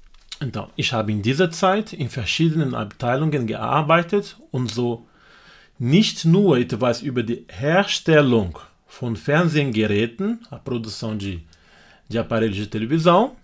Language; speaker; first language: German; non-native, fluent; Portuguese